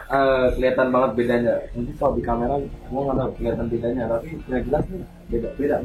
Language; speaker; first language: Indonesian; native; Indonesian